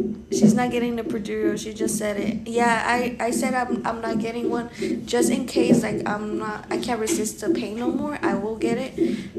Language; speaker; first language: English; early bilingual, other home language; Spanish